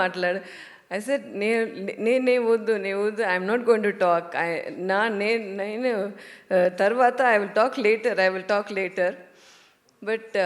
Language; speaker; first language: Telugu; non-native, learner; Tamil